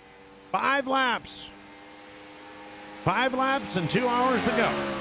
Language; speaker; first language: English; native; English